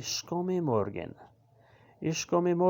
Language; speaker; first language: German; non-native, fluent; Urdu